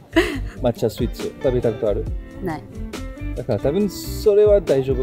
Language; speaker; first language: Japanese; non-native, fluent; French